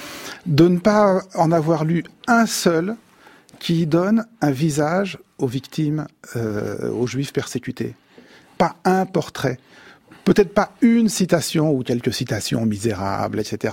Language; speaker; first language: French; native; French